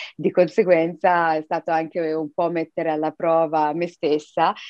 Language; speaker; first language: Italian; early bilingual, other home language; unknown